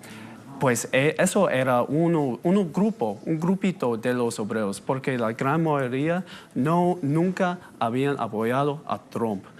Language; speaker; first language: Spanish; non-native, fluent; English